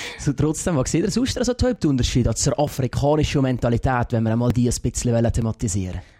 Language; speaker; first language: German; native; German